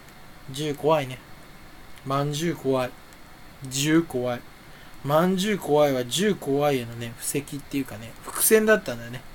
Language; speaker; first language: Japanese; native; Japanese